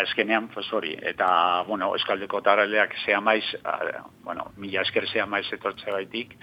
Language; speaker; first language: Basque; non-native, local second language; Spanish